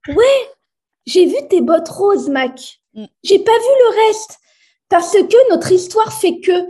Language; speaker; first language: French; native; French